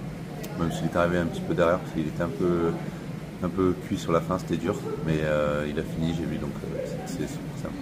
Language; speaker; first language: French; native; French